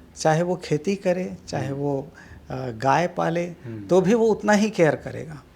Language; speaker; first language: Hindi; non-native, local second language; Chhattisgarhi